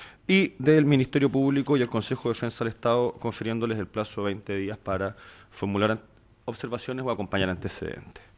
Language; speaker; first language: Spanish; native; Spanish